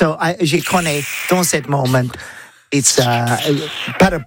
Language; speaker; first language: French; non-native, learner; English